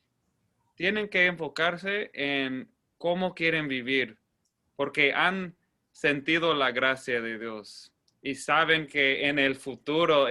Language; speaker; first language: Spanish; non-native, fluent; English